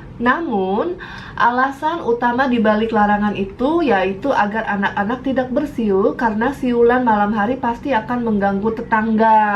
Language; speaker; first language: Indonesian; early bilingual, other home language; Korean